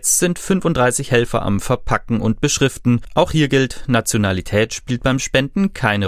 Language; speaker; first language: German; native; German